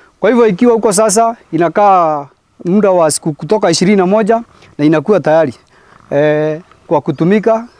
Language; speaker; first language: Swahili; non-native, local second language; Meru